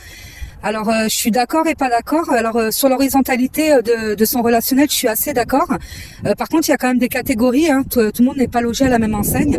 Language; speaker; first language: French; native; French